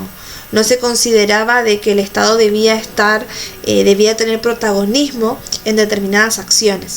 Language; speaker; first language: Spanish; native; Spanish